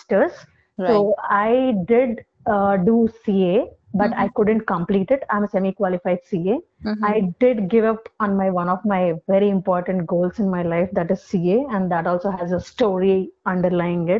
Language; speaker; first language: English; non-native, local second language; Telugu